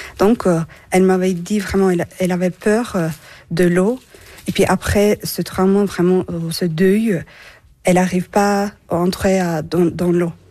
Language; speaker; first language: French; non-native, learner; Turkish